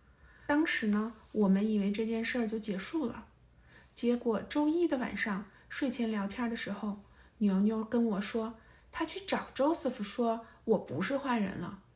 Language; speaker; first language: Chinese; native; Chinese